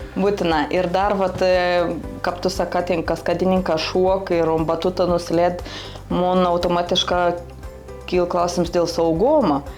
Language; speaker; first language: Lithuanian; native; Lithuanian